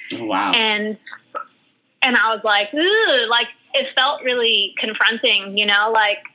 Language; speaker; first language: English; early bilingual, other home language; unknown